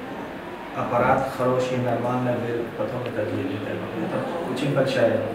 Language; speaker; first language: Russian; non-native, learner; Hindi